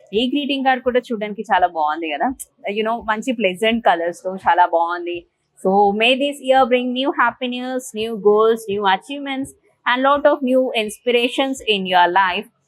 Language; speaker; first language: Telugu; native; Telugu